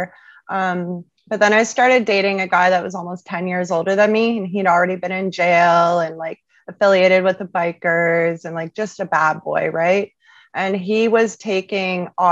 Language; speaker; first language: English; native; English